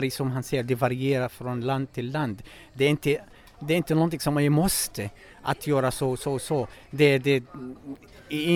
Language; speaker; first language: Swedish; non-native, fluent; Arabic